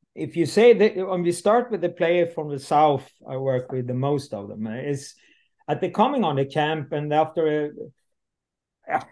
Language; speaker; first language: English; non-native, learner; Swedish